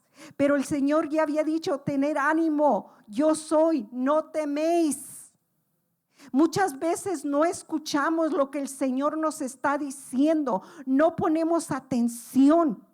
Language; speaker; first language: Spanish; native; Spanish